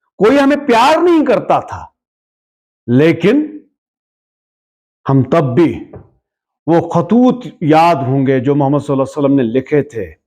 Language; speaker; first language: Urdu; native; Urdu